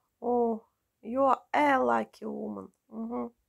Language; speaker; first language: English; non-native, learner; Russian